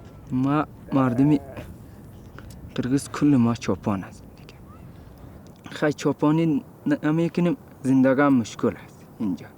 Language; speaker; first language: Persian; non-native, local second language; Kyrgyz